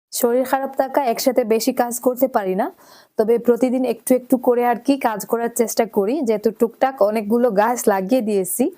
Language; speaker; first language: Bangla; non-native, local second language; Sylheti